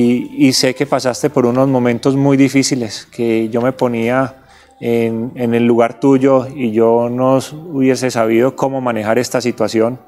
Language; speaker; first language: Spanish; native; Spanish